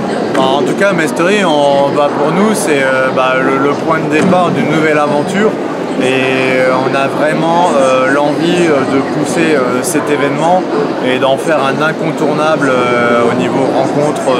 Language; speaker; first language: French; native; French